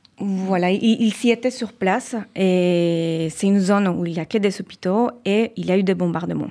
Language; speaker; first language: French; non-native, fluent; Spanish